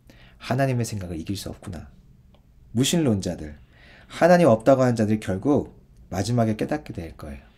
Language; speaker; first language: Korean; native; Korean